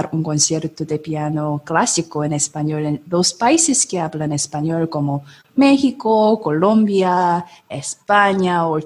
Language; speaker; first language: Spanish; non-native, learner; Korean